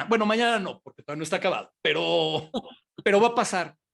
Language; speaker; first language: Spanish; native; Spanish